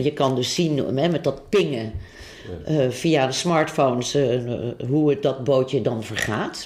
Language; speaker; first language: Dutch; native; Dutch